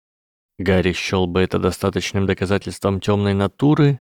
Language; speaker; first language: Russian; native; Russian